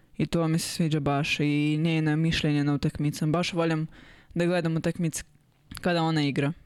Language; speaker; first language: Serbian; non-native, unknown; Russian